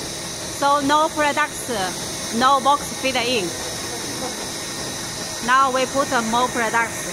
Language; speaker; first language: English; non-native, learner; Chinese